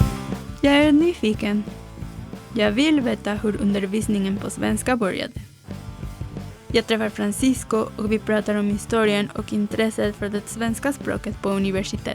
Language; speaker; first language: Swedish; non-native, fluent; Spanish